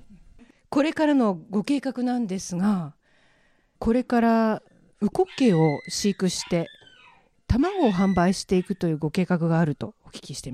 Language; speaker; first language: Japanese; native; Japanese